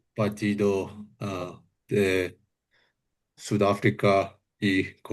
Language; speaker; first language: Spanish; non-native, learner; English